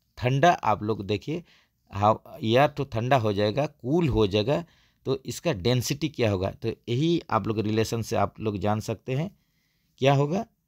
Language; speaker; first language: Hindi; native; Hindi